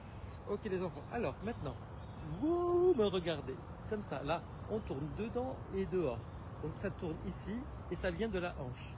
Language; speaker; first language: French; native; French